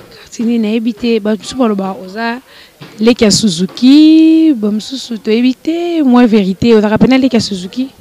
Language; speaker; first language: Lingala; native; Lingala